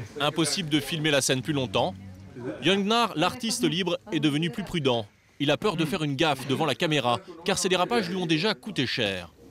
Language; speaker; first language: French; native; French